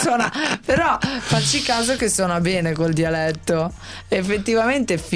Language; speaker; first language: Italian; native; Italian